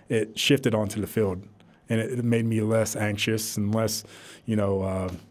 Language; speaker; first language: English; native; English